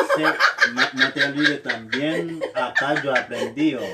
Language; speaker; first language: Spanish; non-native, learner; Haitian Creole